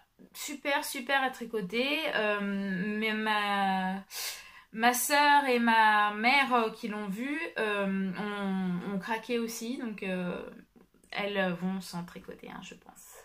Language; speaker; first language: French; native; French